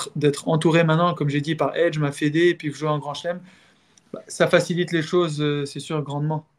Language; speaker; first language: French; non-native, local second language; Arabic